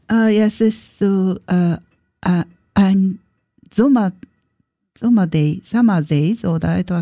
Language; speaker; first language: German; non-native, learner; Japanese